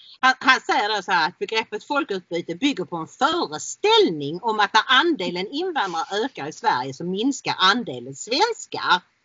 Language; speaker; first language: Swedish; native; Swedish